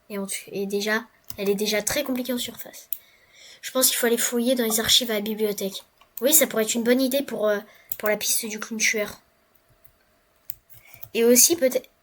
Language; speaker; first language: French; native; French